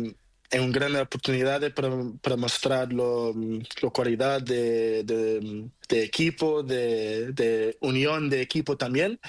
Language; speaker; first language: Spanish; non-native, learner; Portuguese